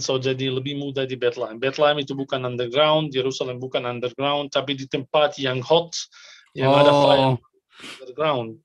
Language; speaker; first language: Indonesian; non-native, fluent; Arabic